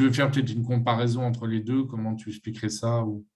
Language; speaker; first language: French; native; French